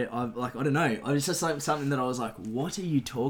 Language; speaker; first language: English; native; English